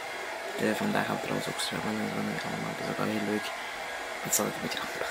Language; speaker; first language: Dutch; native; Dutch